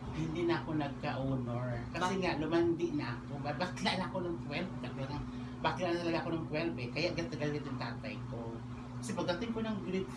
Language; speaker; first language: Filipino; non-native, local second language; Cebuano